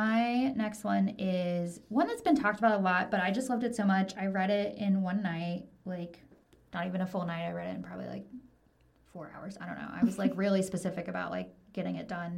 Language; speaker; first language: English; native; English